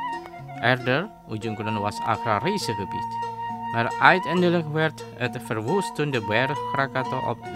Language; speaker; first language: Dutch; non-native, fluent; Indonesian